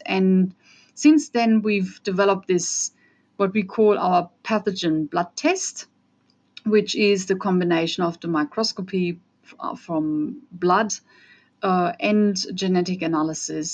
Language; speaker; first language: English; non-native, fluent; German